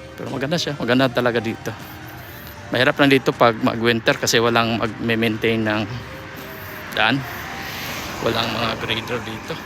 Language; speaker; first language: Filipino; non-native, local second language; Cebuano